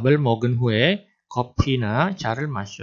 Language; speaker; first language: Korean; non-native, fluent; Indonesian